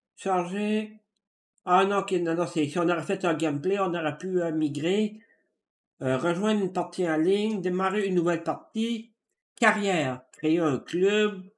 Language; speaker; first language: French; native; French